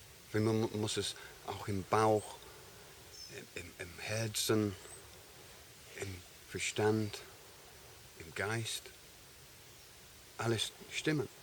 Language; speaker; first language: German; non-native, fluent; English